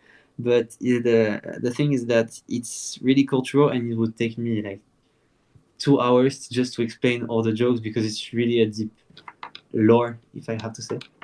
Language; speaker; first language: English; non-native, fluent; French